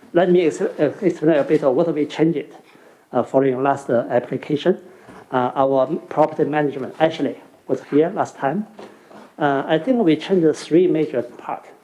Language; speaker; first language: English; non-native, fluent; Chinese